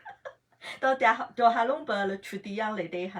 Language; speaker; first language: Hindi; non-native, fluent; Chinese